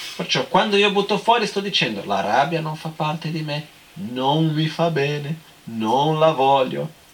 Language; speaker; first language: Italian; non-native, fluent; Portuguese